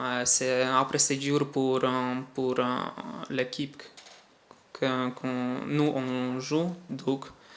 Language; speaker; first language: French; non-native, fluent; Polish